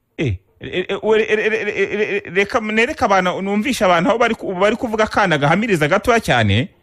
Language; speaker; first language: Kinyarwanda; native; Kinyarwanda